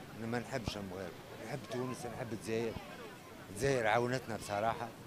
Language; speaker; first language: Arabic; native; Arabic